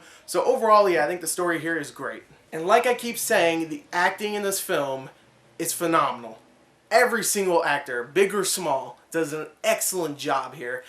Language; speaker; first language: English; native; English